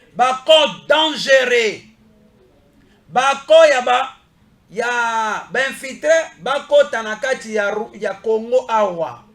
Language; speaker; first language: Lingala; native; Lingala